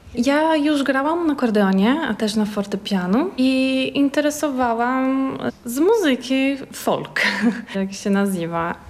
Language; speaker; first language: Polish; non-native, learner; Portuguese